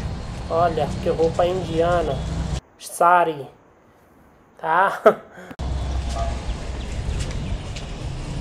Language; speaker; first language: Portuguese; non-native, learner; Hindi